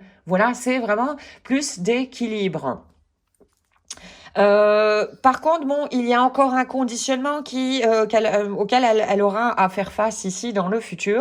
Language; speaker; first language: French; native; French